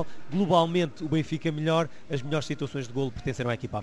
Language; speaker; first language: Portuguese; native; Portuguese